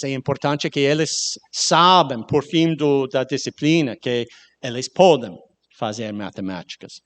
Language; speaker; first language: Portuguese; non-native, learner; English